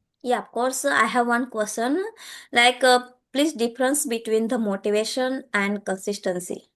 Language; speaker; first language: English; non-native, learner; Gujarati